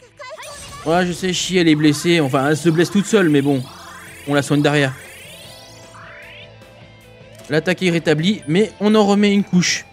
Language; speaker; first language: French; native; French